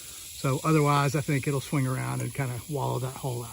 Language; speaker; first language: English; native; English